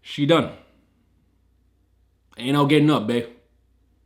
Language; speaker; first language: English; native; English